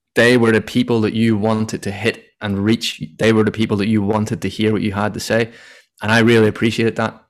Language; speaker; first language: English; native; English